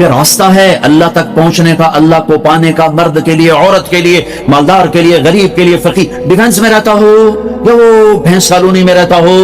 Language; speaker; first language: Hindi; non-native, local second language; Punjabi